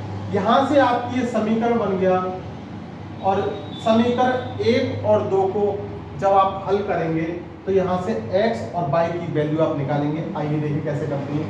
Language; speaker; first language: Hindi; native; Hindi